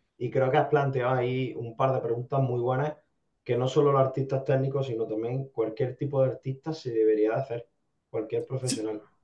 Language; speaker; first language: Spanish; native; Spanish